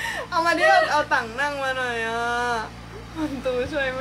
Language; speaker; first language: Thai; native; Thai